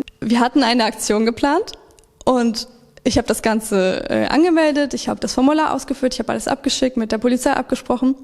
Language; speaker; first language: German; early bilingual, other home language; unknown